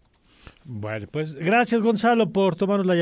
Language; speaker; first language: Spanish; native; Spanish